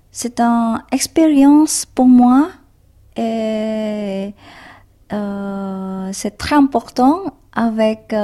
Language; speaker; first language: French; non-native, learner; Indonesian